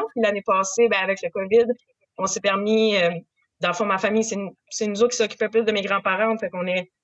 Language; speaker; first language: French; native; French